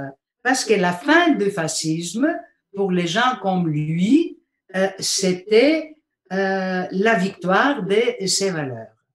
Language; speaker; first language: French; non-native, fluent; Bulgarian